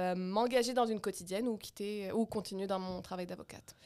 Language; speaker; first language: French; non-native, local second language; Arabic